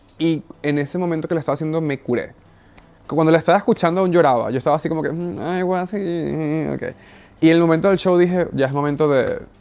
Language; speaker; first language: Spanish; native; Spanish